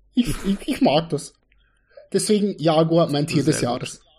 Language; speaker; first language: German; native; German